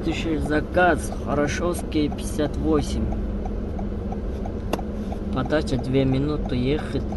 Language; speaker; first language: Russian; non-native, learner; Kyrgyz